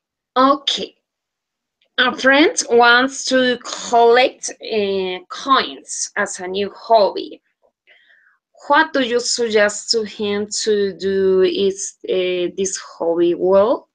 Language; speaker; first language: English; non-native, learner; Spanish